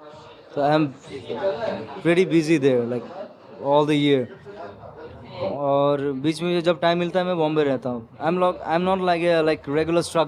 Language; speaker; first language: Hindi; non-native, local second language; Assamese